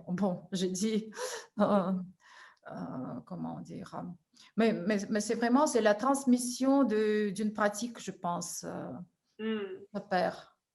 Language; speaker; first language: French; non-native, fluent; Russian